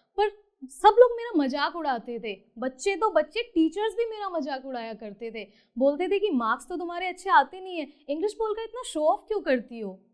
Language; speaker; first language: Hindi; native; Hindi